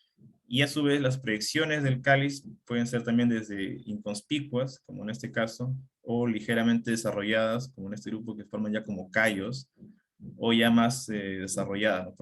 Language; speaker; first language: Spanish; native; Spanish